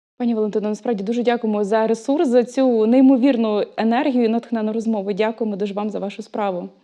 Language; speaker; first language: Ukrainian; native; Ukrainian